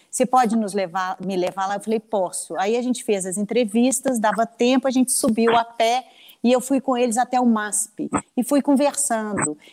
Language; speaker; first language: Portuguese; native; Portuguese